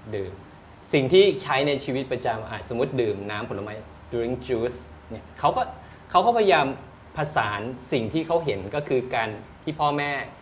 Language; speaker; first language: Thai; native; Thai